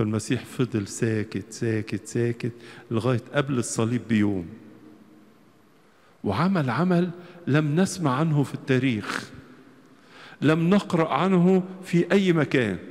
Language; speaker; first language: Arabic; native; Arabic